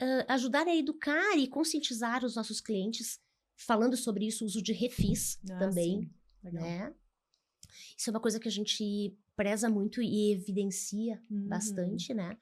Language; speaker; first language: Portuguese; native; Portuguese